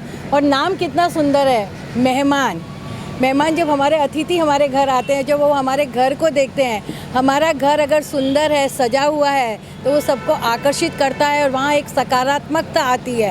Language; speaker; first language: Hindi; native; Hindi